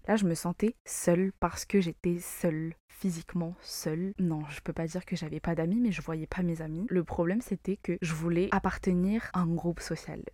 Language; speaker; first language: French; non-native, local second language; Malagasy